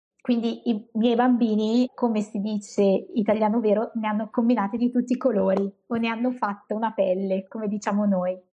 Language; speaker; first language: Italian; native; Italian